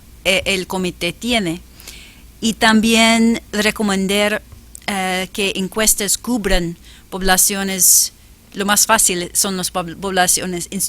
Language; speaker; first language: Spanish; non-native, fluent; English